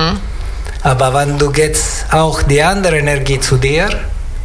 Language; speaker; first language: German; non-native, learner; Italian